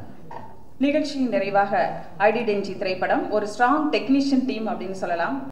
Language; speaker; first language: Tamil; native; Tamil